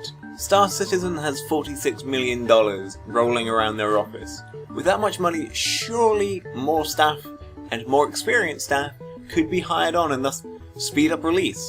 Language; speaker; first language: English; native; English